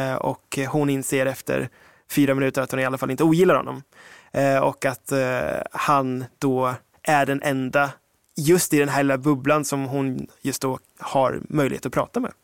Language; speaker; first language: Swedish; early bilingual, other home language; English